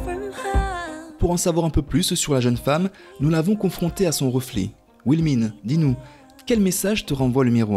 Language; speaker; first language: French; native; French